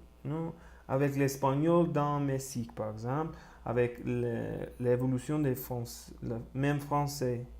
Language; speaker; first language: French; non-native, learner; Spanish